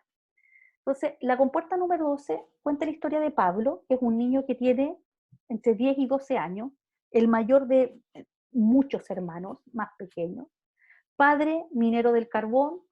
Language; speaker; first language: Spanish; native; Spanish